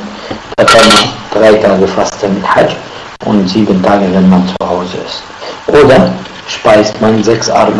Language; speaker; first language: German; non-native, fluent; Arabic